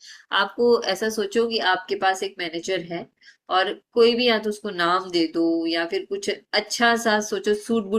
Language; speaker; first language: Hindi; native; Hindi